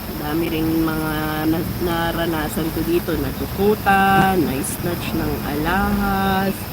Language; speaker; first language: Filipino; native; Filipino